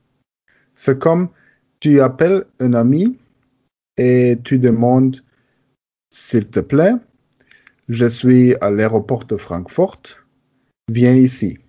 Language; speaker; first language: French; non-native, learner; German